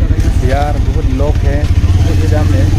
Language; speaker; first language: Hindi; non-native, local second language; Karbi